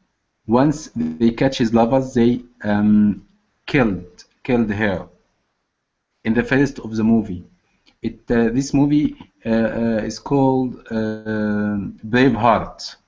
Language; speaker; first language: English; non-native, learner; Arabic